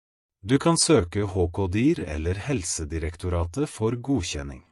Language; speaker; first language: Norwegian; non-native, fluent; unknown